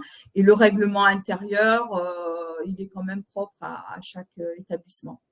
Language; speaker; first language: French; native; French